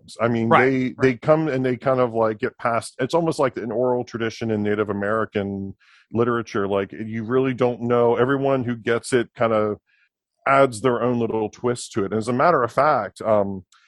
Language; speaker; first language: English; native; English